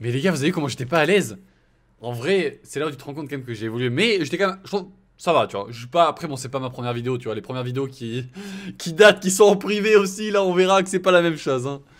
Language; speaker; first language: French; native; French